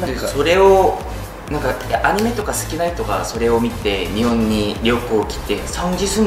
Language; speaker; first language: Japanese; non-native, learner; Korean